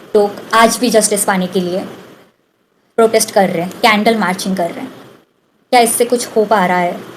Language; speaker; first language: Hindi; non-native, local second language; Bangla